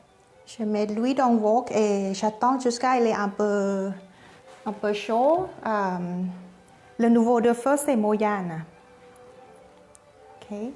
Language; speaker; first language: French; non-native, learner; Thai